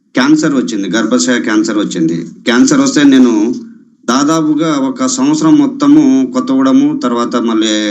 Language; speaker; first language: Telugu; non-native, local second language; Lambadi